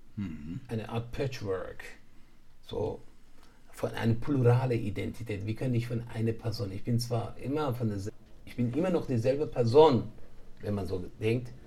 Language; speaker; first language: German; non-native, fluent; Persian